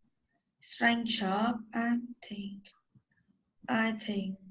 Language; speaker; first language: English; non-native, learner; Vietnamese